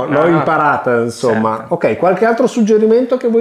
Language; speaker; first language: Italian; native; Italian